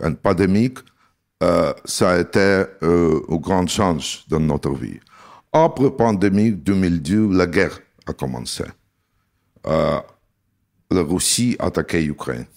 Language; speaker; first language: French; non-native, learner; Russian